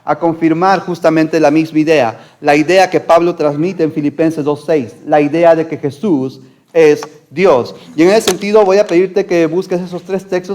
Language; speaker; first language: Spanish; native; Spanish